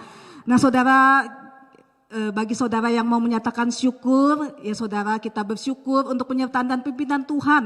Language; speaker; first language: Malay; native; Malay